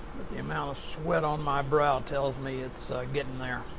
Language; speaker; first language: English; native; English